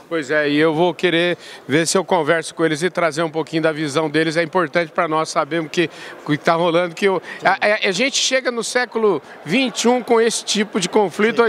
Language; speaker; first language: Portuguese; native; Portuguese